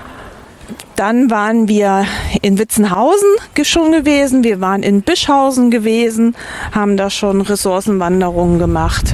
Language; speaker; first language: German; native; German